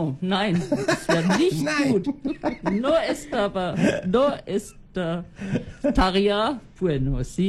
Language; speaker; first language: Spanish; non-native, learner; German